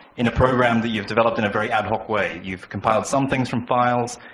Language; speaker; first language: English; native; English